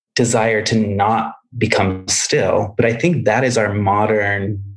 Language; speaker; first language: English; native; English